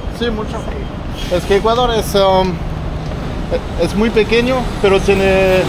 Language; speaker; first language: Spanish; non-native, fluent; French